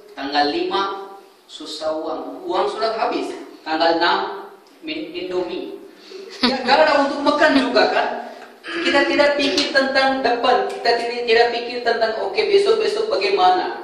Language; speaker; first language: Indonesian; non-native, fluent; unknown